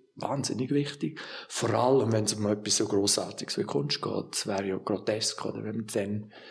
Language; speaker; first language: German; native; German